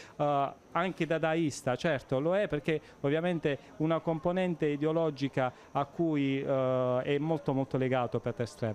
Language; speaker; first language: Italian; native; Italian